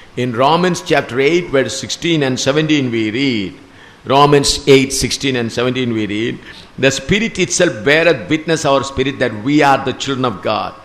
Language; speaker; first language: English; non-native, local second language; Malayalam